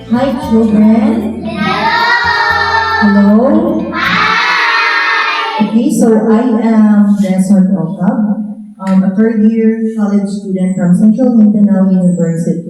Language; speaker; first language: English; non-native, learner; Cebuano